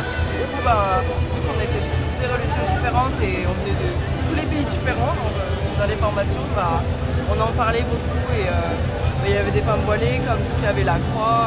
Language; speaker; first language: French; native; French